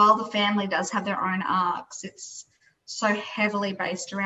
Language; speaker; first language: English; native; English